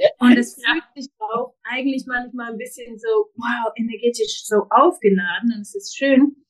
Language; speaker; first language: German; non-native, fluent; English